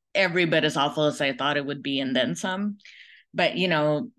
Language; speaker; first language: English; early bilingual, other home language; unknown